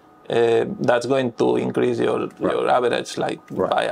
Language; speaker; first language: English; non-native, fluent; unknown